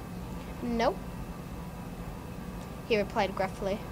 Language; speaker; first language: English; native; English